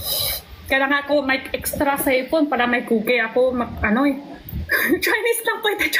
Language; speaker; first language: Filipino; non-native, learner; Chinese